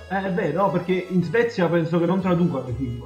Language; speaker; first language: Italian; native; Italian